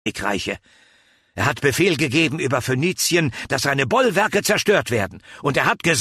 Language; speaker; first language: German; native; German